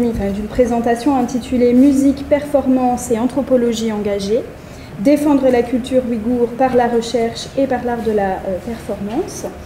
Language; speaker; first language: French; native; French